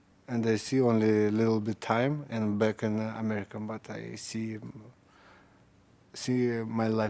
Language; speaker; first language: English; non-native, learner; Russian